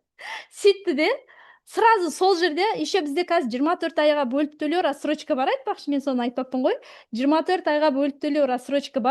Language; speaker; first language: Kazakh; native; Kazakh